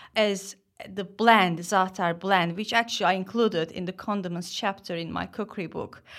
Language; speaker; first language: English; non-native, fluent; Turkish